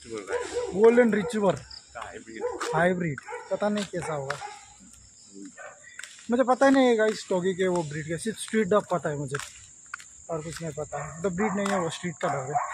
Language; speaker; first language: Hindi; non-native, local second language; Nepali